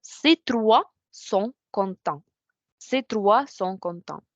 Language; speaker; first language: French; non-native, fluent; Ukrainian